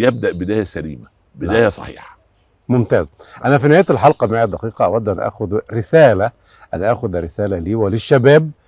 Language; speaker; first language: Arabic; native; Arabic